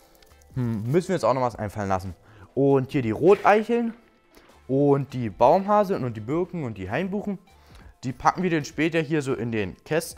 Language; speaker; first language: German; native; German